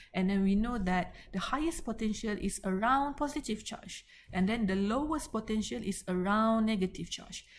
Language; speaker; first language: English; non-native, local second language; Malay